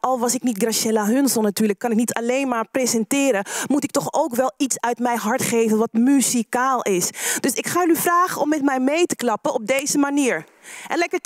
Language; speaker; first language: Dutch; native; Dutch